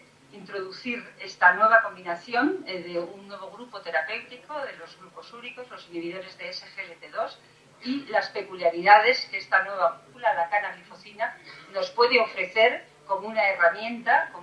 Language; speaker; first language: Spanish; native; Spanish